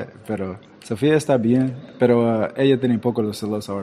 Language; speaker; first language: Spanish; early bilingual, heritage; English